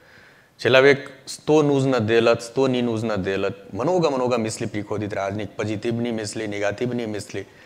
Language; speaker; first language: Russian; non-native, learner; Hindi